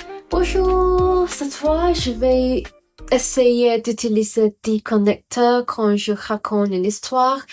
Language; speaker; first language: French; non-native, learner; Cantonese